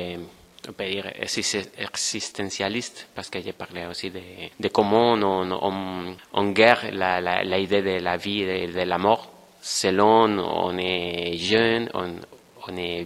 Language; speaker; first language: French; non-native, fluent; Spanish